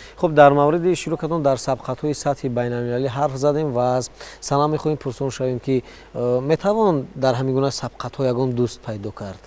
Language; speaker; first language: Tajik; native; Tajik